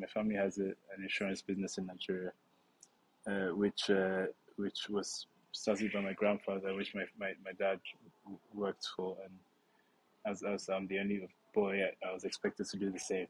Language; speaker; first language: English; non-native, local second language; Yoruba